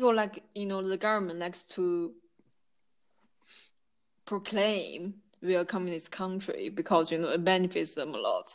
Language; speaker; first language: English; non-native, fluent; Chinese